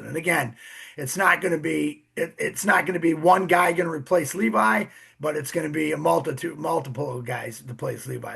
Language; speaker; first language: English; native; English